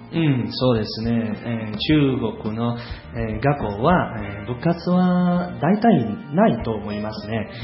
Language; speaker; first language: Japanese; non-native, fluent; Chinese